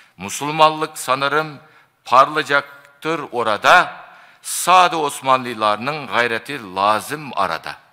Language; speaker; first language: Turkish; non-native, fluent; Japanese